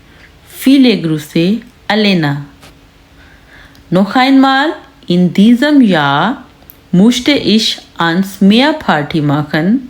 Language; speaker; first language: German; non-native, learner; Urdu